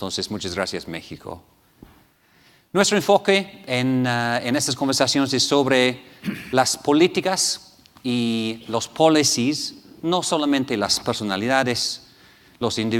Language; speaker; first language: Spanish; non-native, fluent; English